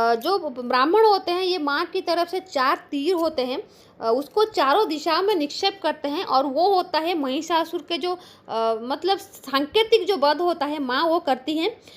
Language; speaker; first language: Hindi; non-native, local second language; Bangla